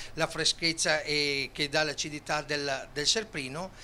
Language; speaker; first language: Italian; native; Italian